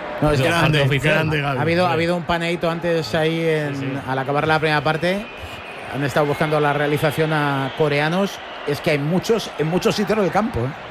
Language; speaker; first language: Spanish; native; Spanish